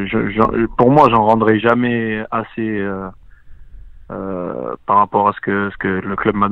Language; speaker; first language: French; native; French